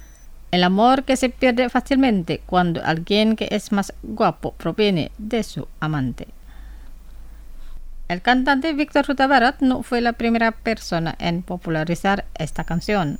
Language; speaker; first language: Spanish; non-native, fluent; Indonesian